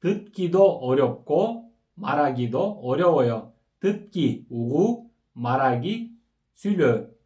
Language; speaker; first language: Korean; non-native, fluent; Kyrgyz